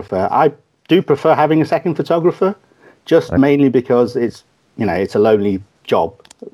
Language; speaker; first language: English; native; English